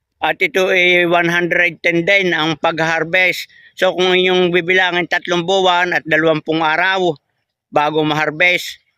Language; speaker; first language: Filipino; native; Filipino